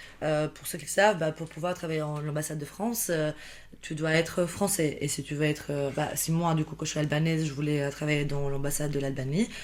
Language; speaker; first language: French; non-native, fluent; Albanian